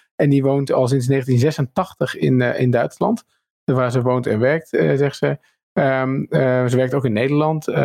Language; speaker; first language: Dutch; native; Dutch